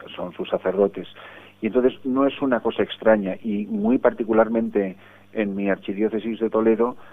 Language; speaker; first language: Spanish; early bilingual, other home language; English